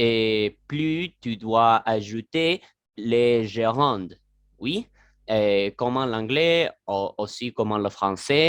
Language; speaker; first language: French; non-native, learner; Spanish